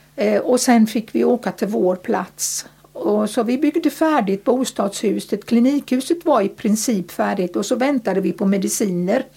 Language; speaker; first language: Swedish; early bilingual, other home language; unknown